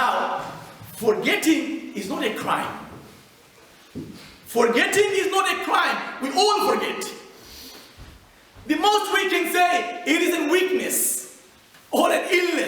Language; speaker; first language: English; non-native, fluent; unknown